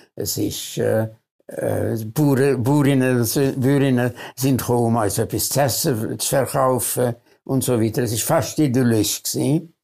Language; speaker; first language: German; early bilingual, other home language; Hungarian